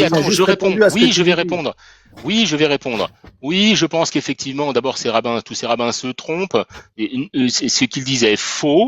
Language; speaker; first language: French; native; French